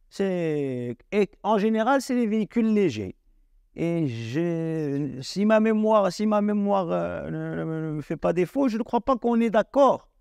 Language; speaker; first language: French; non-native, local second language; Arabic